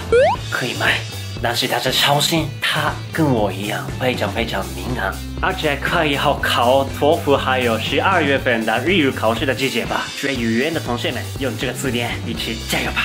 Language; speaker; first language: Chinese; non-native, fluent; Japanese